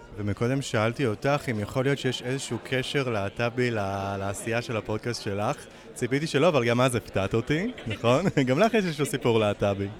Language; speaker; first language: Hebrew; native; Hebrew